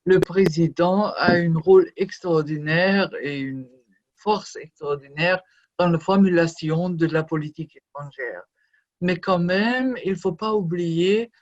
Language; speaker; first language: French; non-native, fluent; German